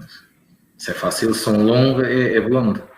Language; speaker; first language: French; non-native, learner; Portuguese